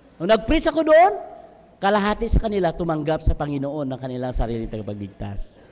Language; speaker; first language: Filipino; non-native, local second language; Hiligaynon